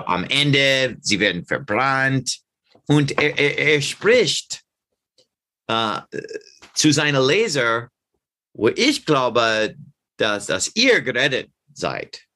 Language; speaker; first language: German; non-native, learner; English